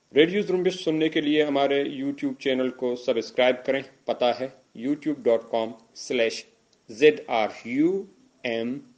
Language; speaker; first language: Urdu; non-native, local second language; Baluchi